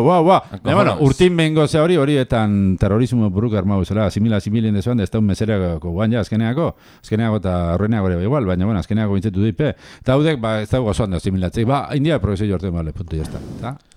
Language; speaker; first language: Basque; native; Basque